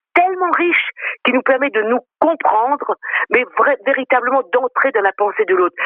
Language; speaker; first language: French; non-native, local second language; Réunion Creole French